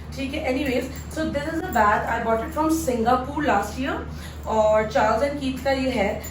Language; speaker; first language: Urdu; native; Urdu